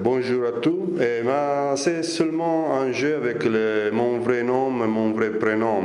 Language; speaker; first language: French; non-native, fluent; Italian